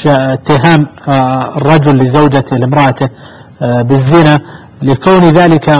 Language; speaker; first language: Arabic; native; Arabic